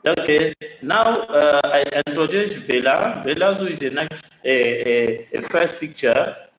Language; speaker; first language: English; non-native, learner; French